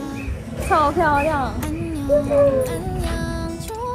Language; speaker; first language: Chinese; non-native, learner; Korean